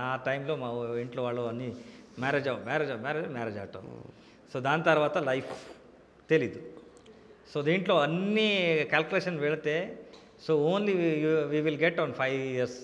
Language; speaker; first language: Telugu; non-native, learner; Kannada